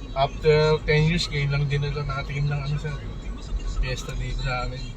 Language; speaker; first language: Filipino; native; Filipino